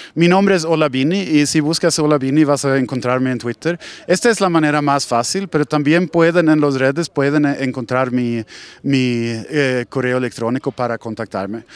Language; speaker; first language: Spanish; non-native, fluent; Swedish